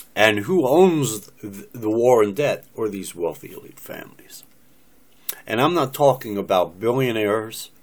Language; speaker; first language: English; native; English